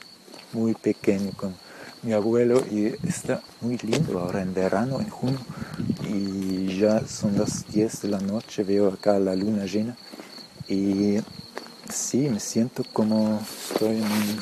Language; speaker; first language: Spanish; early bilingual, heritage; Spanish